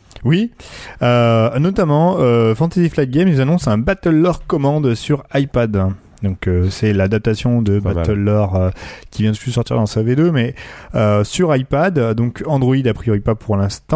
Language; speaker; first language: French; native; French